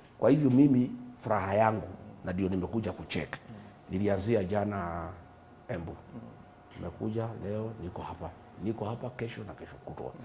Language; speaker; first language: Swahili; non-native, local second language; Kikuyu